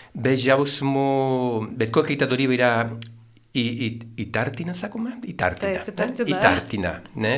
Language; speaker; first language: Lithuanian; non-native, fluent; Spanish